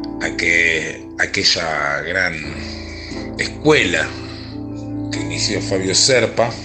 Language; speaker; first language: Spanish; native; Spanish